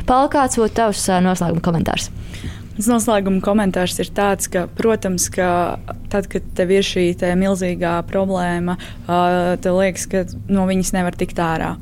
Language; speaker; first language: Latvian; native; Latvian